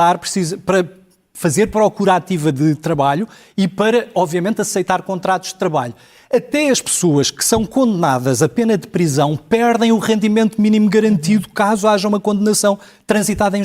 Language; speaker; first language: Portuguese; native; Portuguese